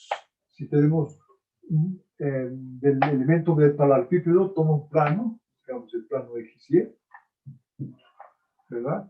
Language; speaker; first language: Spanish; native; Spanish